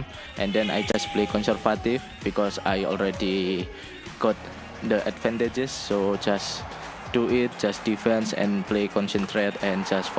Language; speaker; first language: English; non-native, learner; Indonesian